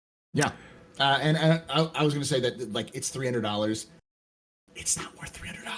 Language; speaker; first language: English; native; English